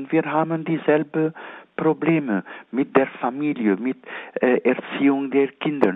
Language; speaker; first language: German; non-native, fluent; Arabic